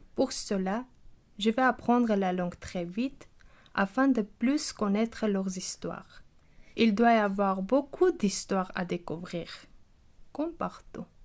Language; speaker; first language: French; non-native, learner; Armenian